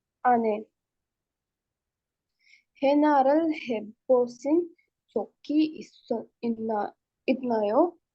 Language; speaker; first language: Korean; non-native, learner; Hindi